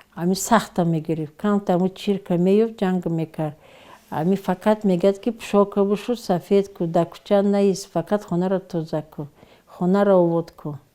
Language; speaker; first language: Tajik; native; Tajik